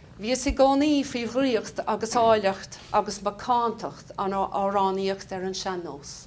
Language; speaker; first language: Irish; native; Irish